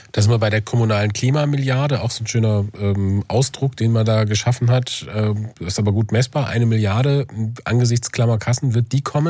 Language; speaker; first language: German; native; German